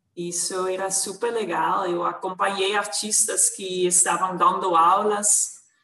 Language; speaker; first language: Portuguese; non-native, fluent; Dutch